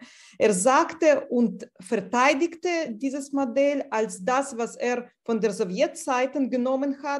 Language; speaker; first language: German; non-native, fluent; Russian